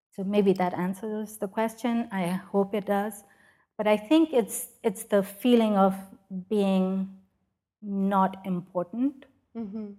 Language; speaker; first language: English; non-native, local second language; Urdu